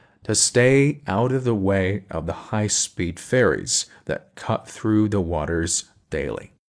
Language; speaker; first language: English; non-native, fluent; Chinese